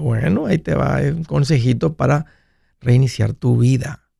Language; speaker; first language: Spanish; native; Spanish